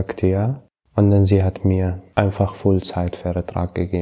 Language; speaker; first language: German; non-native, learner; Arabic